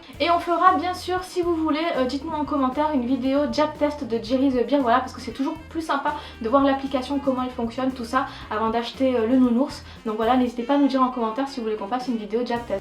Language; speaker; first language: French; native; French